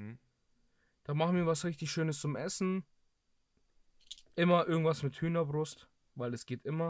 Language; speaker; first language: German; early bilingual, other home language; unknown